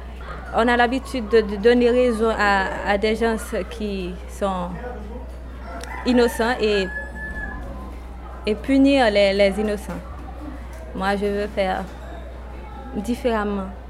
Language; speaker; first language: French; non-native, local second language; Haitian Creole